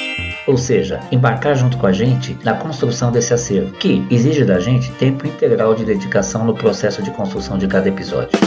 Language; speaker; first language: Portuguese; native; Portuguese